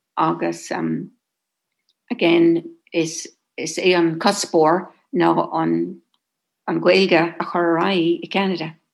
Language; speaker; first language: Irish; non-native, local second language; English